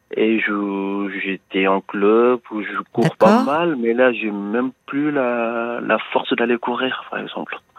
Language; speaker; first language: French; non-native, local second language; Wolof